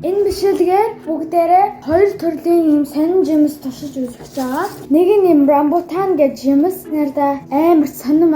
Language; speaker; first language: Mongolian; early bilingual, heritage; Mongolian